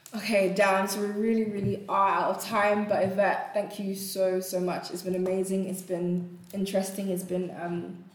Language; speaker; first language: English; non-native, local second language; Akan